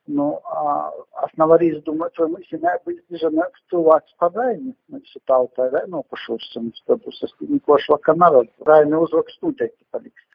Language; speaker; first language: Latvian; native; Latvian